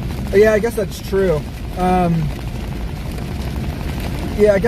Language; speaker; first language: English; native; English